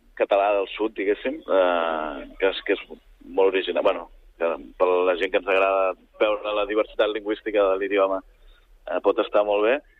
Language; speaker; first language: Catalan; native; Catalan